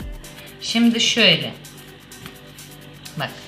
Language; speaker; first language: Turkish; non-native, learner; Russian